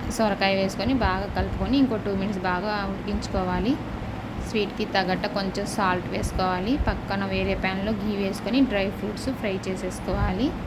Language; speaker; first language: Telugu; non-native, local second language; Urdu